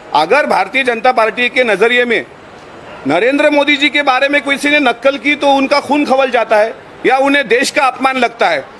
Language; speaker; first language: Hindi; non-native, local second language; Marathi